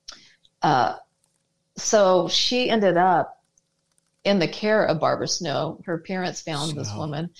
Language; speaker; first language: English; native; English